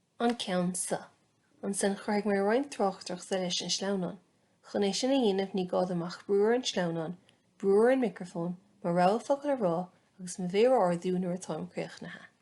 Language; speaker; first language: Irish; native; Irish